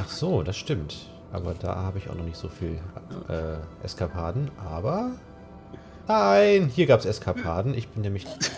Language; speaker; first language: German; native; German